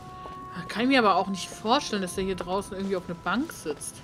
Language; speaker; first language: German; native; German